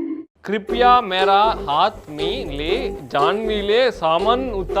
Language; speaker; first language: Hindi; non-native, learner; Tamil